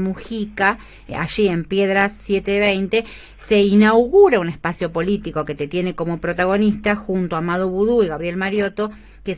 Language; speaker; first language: Spanish; native; Spanish